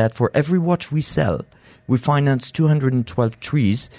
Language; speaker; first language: English; non-native, fluent; French